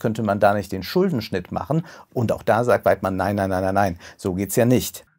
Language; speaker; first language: German; native; German